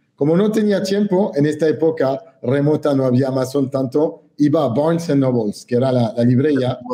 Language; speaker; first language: Spanish; non-native, fluent; French